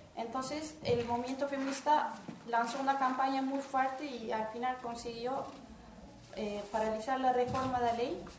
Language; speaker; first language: Spanish; non-native, fluent; Turkish